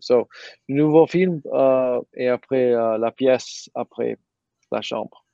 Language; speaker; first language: French; non-native, learner; English